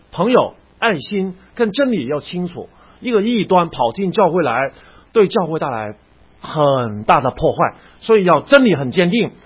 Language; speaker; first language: Chinese; non-native, local second language; Cantonese